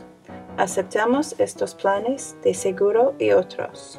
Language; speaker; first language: Spanish; non-native, learner; English